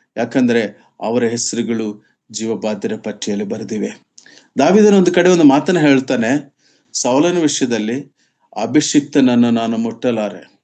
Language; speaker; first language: Kannada; non-native, local second language; Telugu